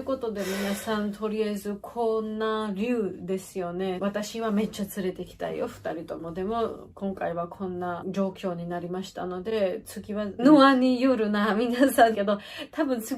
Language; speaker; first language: Japanese; non-native, learner; Georgian